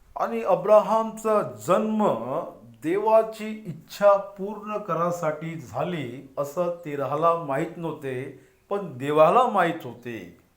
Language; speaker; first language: Marathi; non-native, local second language; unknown